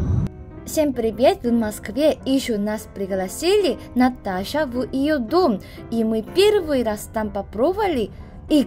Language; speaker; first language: Russian; non-native, learner; Korean